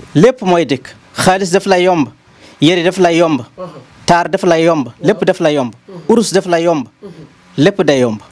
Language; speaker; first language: Wolof; non-native, local second language; Fula